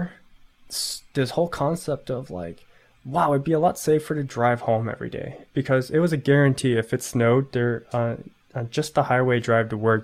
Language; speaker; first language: English; native; English